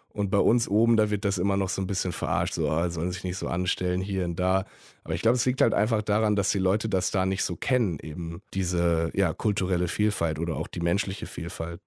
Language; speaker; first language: German; native; German